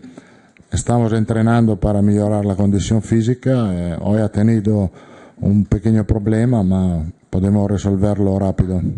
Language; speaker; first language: Spanish; non-native, fluent; Italian